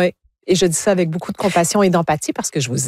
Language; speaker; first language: French; native; French